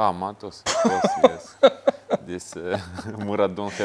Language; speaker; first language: English; non-native, fluent; Russian